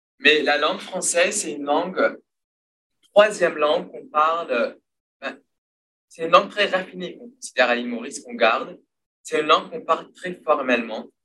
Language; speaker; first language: French; non-native, local second language; Morisyen